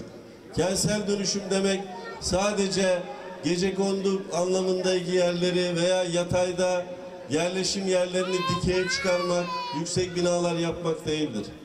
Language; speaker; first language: Turkish; native; Turkish